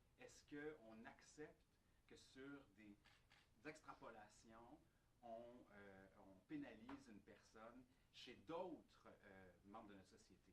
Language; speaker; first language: French; native; French